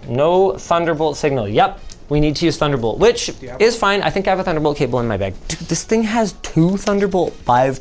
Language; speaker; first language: English; native; English